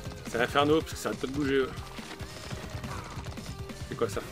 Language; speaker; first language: French; native; French